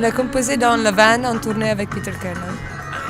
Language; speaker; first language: French; non-native, fluent; Italian